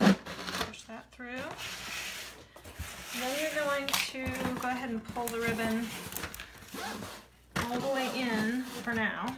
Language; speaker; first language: English; native; English